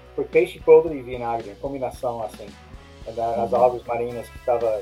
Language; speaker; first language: Portuguese; non-native, fluent; English